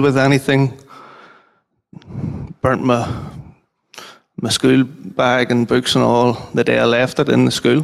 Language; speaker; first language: English; native; English